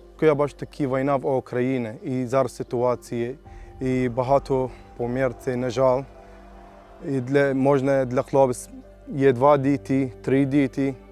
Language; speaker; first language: Ukrainian; non-native, learner; Arabic